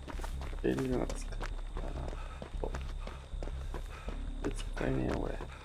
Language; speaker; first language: Japanese; native; Japanese